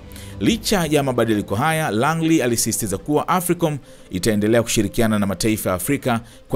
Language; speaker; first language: Swahili; native; Swahili